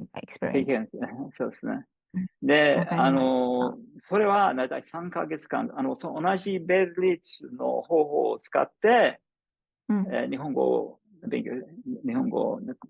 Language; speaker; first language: Japanese; non-native, fluent; English